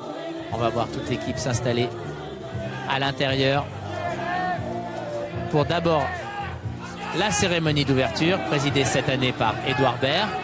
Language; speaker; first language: French; native; French